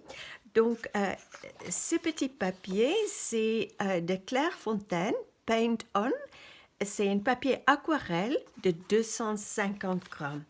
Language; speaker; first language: French; non-native, fluent; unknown